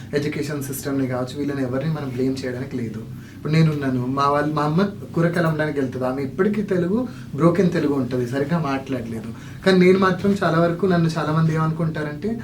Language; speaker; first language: Telugu; non-native, local second language; Lambadi